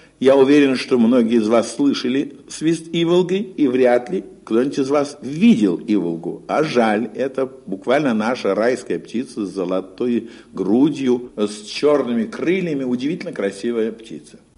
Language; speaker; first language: Russian; native; Russian